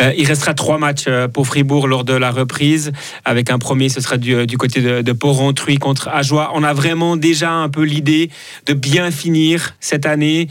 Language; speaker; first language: French; native; French